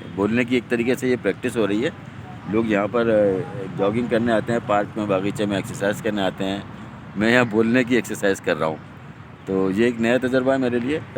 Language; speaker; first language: Urdu; non-native, local second language; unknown